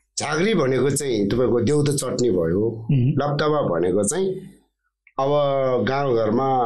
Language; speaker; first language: Nepali; non-native, local second language; Eastern Tamang